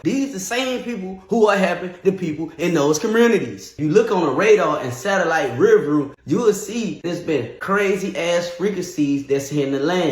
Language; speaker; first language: English; native; English